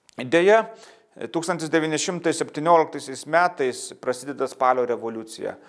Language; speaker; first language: Lithuanian; native; Lithuanian